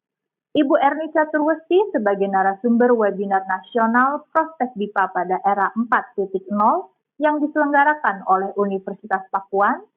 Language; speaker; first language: Indonesian; native; Indonesian